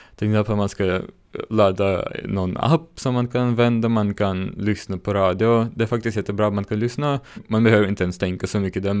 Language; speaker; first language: Swedish; non-native, fluent; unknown